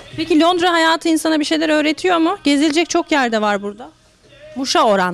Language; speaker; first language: Turkish; native; Turkish